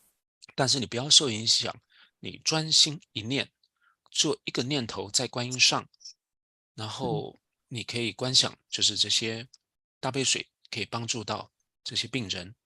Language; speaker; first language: Chinese; native; Chinese